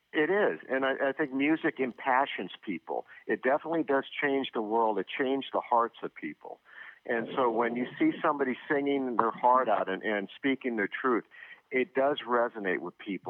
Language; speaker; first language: English; native; English